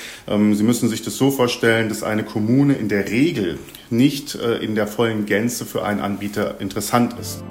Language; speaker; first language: German; native; German